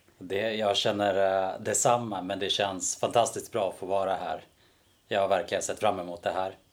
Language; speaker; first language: Swedish; early bilingual, other home language; Bosnian